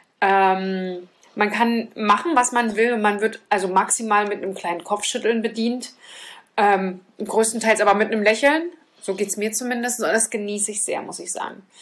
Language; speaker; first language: German; native; German